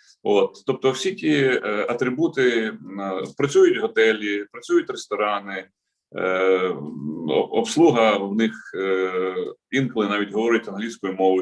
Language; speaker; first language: Ukrainian; native; Ukrainian